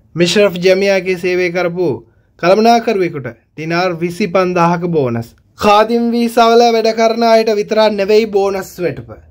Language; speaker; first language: Sinhala; native; Sinhala